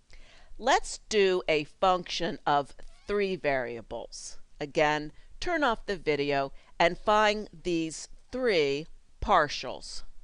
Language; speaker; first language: English; native; English